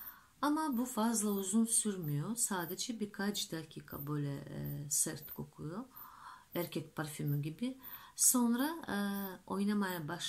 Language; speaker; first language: Turkish; non-native, fluent; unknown